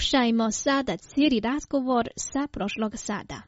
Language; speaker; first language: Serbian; non-native, fluent; Chinese